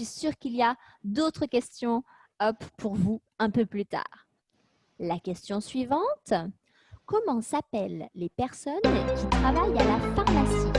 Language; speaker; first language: French; native; French